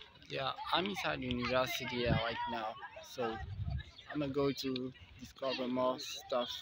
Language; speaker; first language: English; non-native, fluent; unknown